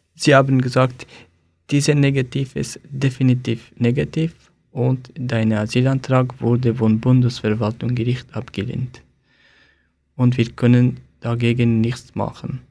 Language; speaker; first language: German; non-native, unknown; Persian